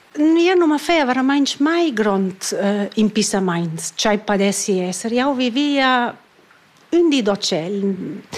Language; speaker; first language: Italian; non-native, fluent; Romansh